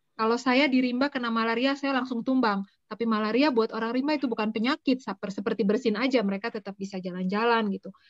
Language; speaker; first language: Indonesian; native; Indonesian